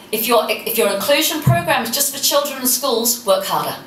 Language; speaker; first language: English; native; English